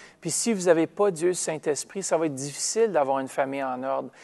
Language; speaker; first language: French; native; French